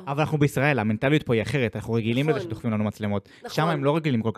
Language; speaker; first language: Hebrew; native; Hebrew